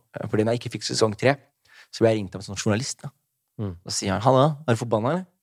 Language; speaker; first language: Norwegian; early bilingual, other home language; Somali